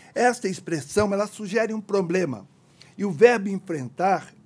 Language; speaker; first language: Portuguese; native; Portuguese